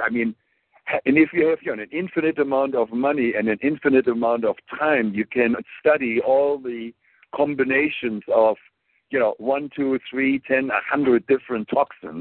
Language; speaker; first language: English; non-native, fluent; German